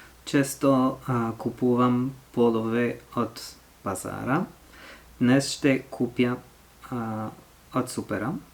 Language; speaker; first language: Bulgarian; non-native, learner; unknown